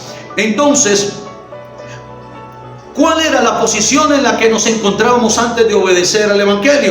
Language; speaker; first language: Spanish; native; Spanish